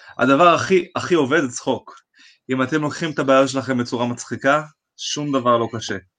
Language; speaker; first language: Hebrew; native; Hebrew